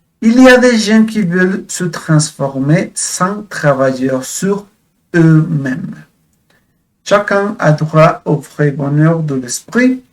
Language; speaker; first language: French; non-native, fluent; Spanish